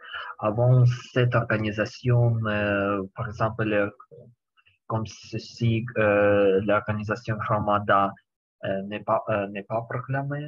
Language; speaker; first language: French; non-native, learner; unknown